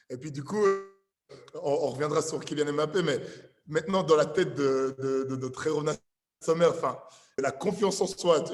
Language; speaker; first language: French; native; French